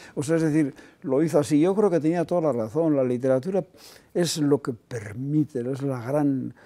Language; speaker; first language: Spanish; non-native, local second language; Basque